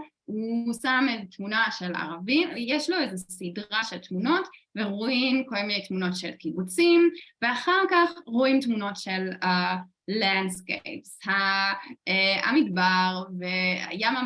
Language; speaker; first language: Hebrew; non-native, fluent; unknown